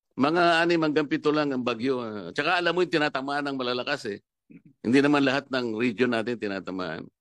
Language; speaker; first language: Filipino; non-native, local second language; Pampanga